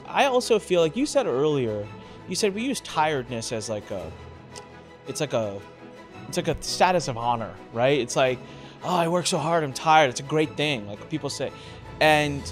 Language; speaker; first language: English; early bilingual, other home language; Hindi